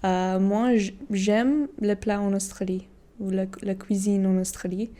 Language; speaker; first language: French; non-native, learner; English